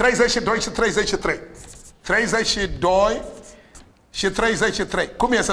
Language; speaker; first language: Romanian; non-native, learner; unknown